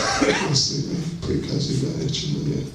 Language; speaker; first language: Russian; non-native, learner; English